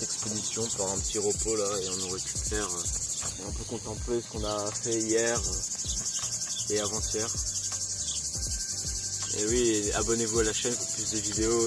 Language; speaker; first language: French; native; French